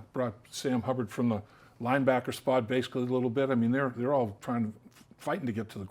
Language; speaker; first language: English; native; English